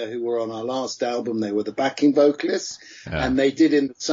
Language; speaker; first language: English; native; English